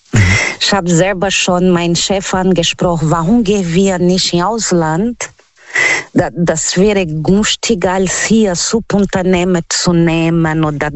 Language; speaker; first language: German; non-native, learner; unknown